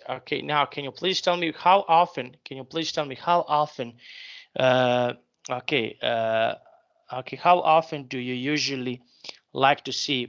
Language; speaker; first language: English; non-native, fluent; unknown